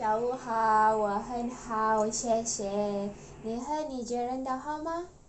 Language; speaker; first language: Chinese; non-native, learner; Malay